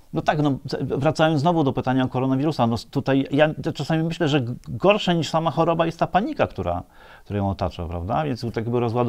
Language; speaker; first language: Polish; native; Polish